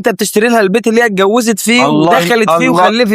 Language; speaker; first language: Arabic; native; Arabic